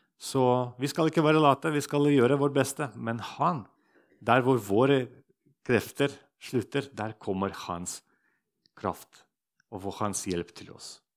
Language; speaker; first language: Norwegian; non-native, fluent; Russian